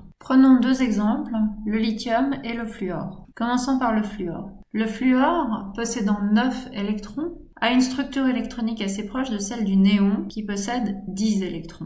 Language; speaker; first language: French; native; French